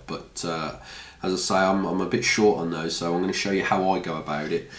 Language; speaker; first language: English; native; English